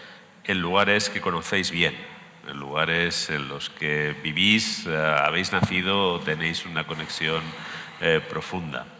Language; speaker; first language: Spanish; native; Spanish